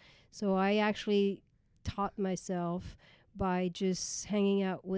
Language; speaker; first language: English; non-native, fluent; French